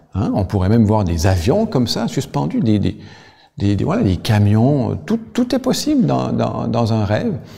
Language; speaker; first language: French; native; French